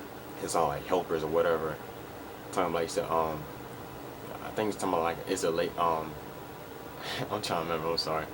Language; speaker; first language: English; native; English